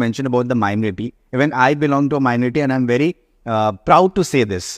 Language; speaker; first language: Hindi; native; Hindi